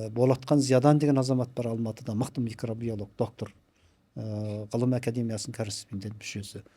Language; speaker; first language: Kazakh; early bilingual, heritage; Kazakh